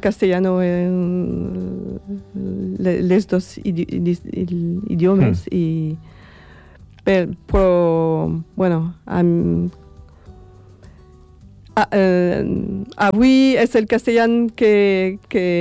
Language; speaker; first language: Spanish; non-native, learner; French